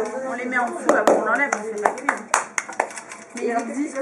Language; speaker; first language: French; native; French